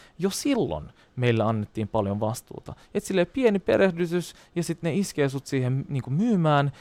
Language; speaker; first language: Finnish; non-native, fluent; Turkish